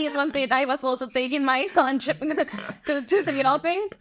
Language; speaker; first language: English; non-native, fluent; Spanish